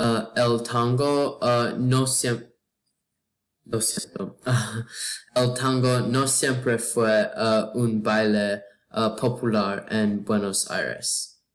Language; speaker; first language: Spanish; non-native, learner; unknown